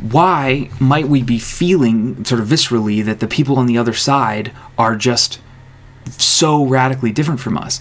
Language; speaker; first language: English; native; English